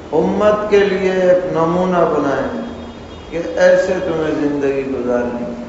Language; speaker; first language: Urdu; native; Urdu